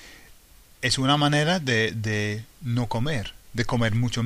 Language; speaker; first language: Spanish; non-native, fluent; English